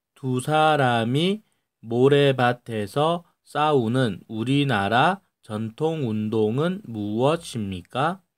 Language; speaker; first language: Korean; native; Korean